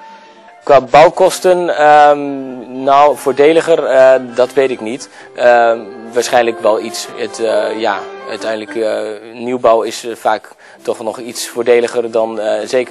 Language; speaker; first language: Dutch; native; Dutch